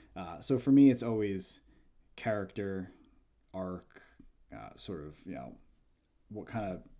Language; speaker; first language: English; native; English